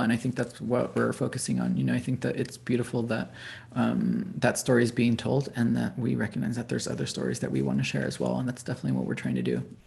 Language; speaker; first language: English; early bilingual, other home language; Spanish